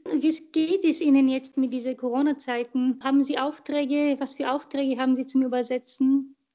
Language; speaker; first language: German; non-native, fluent; Bulgarian